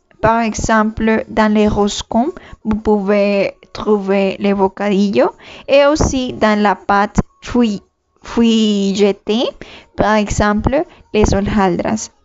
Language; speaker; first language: French; non-native, learner; Spanish